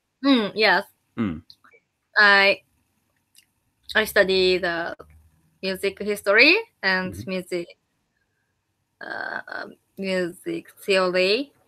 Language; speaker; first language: English; non-native, learner; Japanese